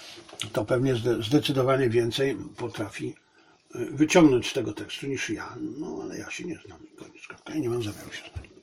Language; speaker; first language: Polish; native; Polish